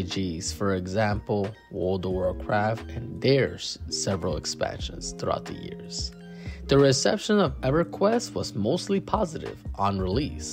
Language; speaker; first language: English; native; English